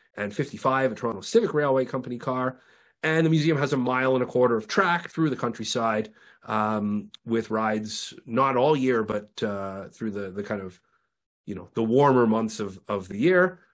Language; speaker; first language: English; native; English